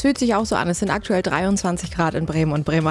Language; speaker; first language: German; native; German